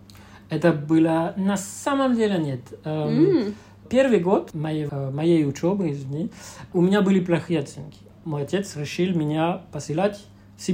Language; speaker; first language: Russian; non-native, fluent; French